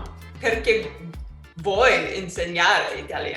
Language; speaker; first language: Italian; non-native, learner; English